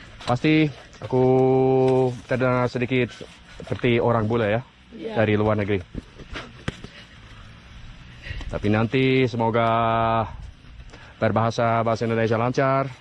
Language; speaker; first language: Indonesian; non-native, learner; Dutch